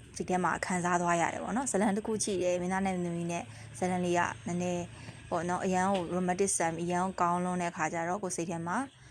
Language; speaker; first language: Burmese; native; Burmese